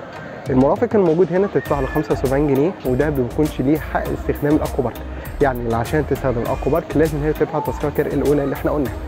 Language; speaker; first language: Arabic; native; Arabic